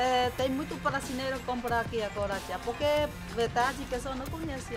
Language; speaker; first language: Portuguese; non-native, learner; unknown